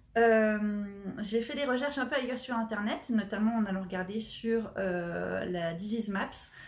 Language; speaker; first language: French; native; French